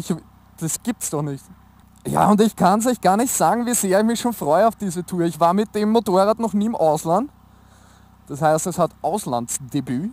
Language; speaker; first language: German; native; German